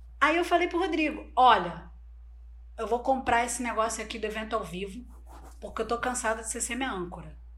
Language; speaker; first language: Portuguese; non-native, local second language; Spanish